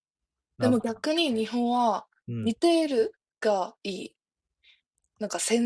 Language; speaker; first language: Japanese; non-native, fluent; Korean